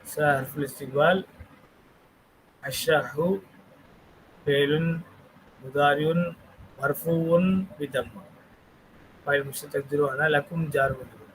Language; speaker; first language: Arabic; non-native, fluent; Tamil